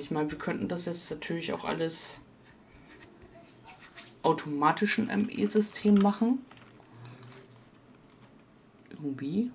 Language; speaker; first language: German; native; German